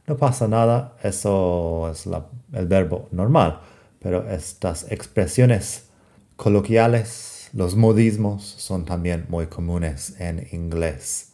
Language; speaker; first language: Spanish; non-native, fluent; English